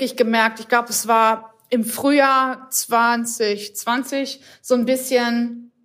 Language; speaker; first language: German; native; German